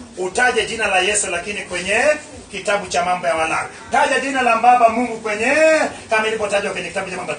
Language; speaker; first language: Swahili; non-native, local second language; Luo (Kenya and Tanzania)